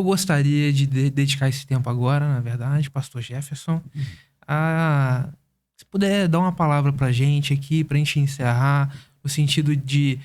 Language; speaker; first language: Portuguese; native; Portuguese